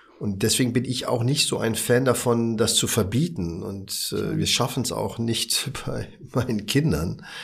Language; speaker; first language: German; early bilingual, other home language; Arabic